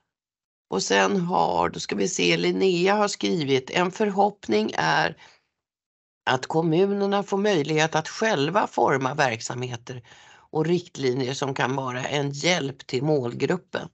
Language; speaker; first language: Swedish; native; Swedish